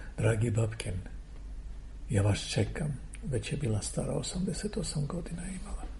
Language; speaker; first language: Serbian; non-native, fluent; Armenian